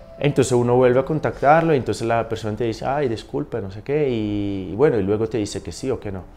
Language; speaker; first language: Spanish; non-native, fluent; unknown